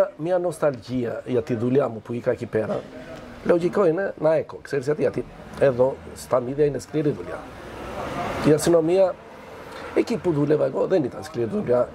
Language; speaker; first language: Greek; non-native, fluent; Albanian